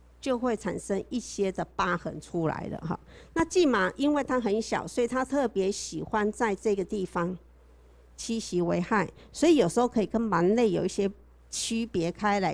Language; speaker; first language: Chinese; native; Chinese